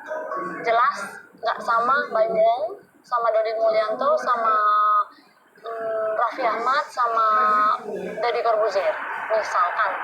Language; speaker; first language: Indonesian; non-native, fluent; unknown